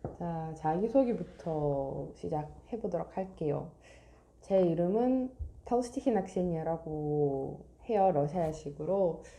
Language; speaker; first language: Korean; non-native, fluent; Russian